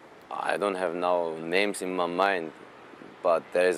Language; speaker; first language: English; non-native, fluent; German